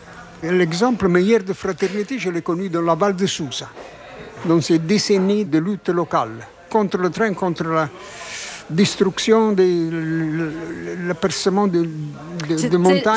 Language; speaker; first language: French; non-native, fluent; Italian